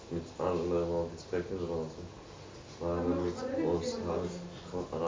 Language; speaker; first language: Dutch; non-native, learner; Arabic